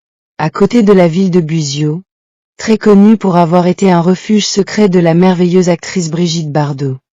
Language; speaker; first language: French; non-native, learner; Portuguese